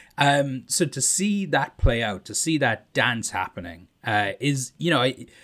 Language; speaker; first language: English; native; English